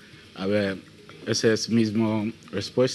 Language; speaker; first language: Spanish; non-native, learner; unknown